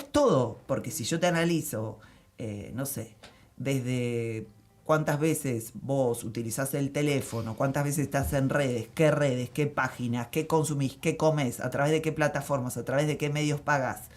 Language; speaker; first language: Spanish; native; Spanish